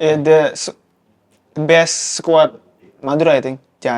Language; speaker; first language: English; non-native, learner; Indonesian